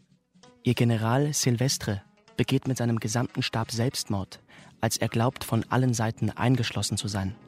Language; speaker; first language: German; native; German